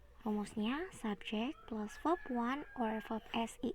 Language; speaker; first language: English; non-native, fluent; Indonesian